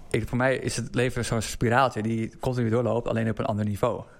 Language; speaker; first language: Dutch; native; Dutch